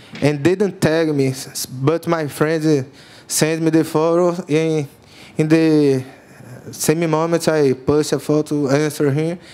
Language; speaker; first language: English; non-native, learner; Portuguese